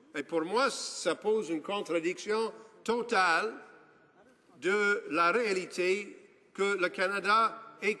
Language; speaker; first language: French; non-native, local second language; English